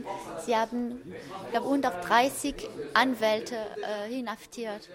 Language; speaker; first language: German; non-native, fluent; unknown